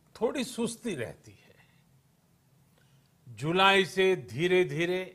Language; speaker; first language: Hindi; non-native, local second language; Gujarati